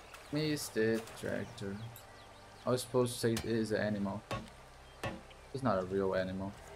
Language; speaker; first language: English; non-native, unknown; Portuguese